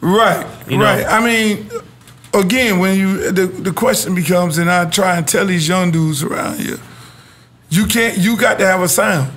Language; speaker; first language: English; native; English